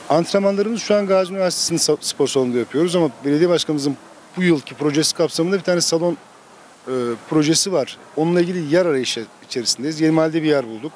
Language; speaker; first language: Turkish; native; Turkish